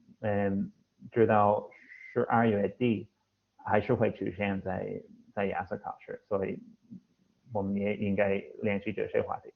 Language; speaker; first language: Chinese; non-native, fluent; English